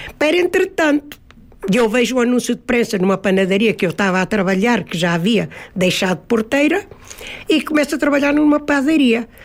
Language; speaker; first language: Portuguese; native; Portuguese